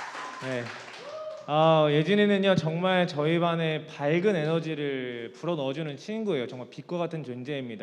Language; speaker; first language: Korean; native; Korean